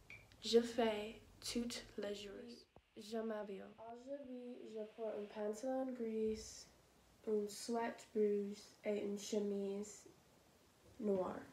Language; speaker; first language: French; non-native, learner; English